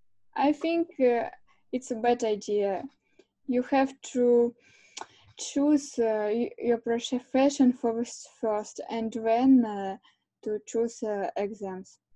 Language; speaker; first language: English; non-native, learner; Russian